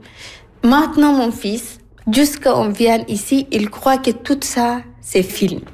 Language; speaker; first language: French; non-native, learner; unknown